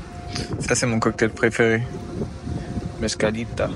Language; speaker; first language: French; native; French